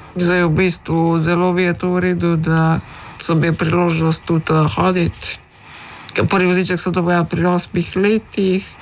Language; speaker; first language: Slovenian; early bilingual, other home language; Macedonian